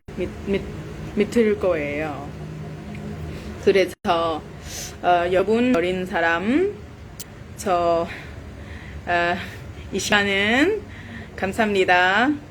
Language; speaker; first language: Korean; non-native, learner; Vietnamese